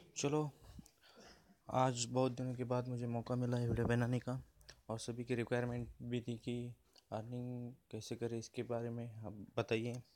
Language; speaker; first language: Hindi; non-native, local second language; Marathi